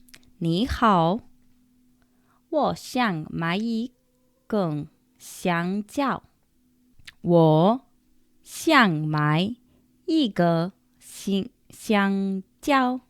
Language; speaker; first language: Chinese; non-native, learner; English